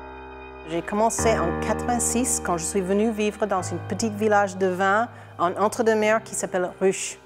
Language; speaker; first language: French; non-native, fluent; English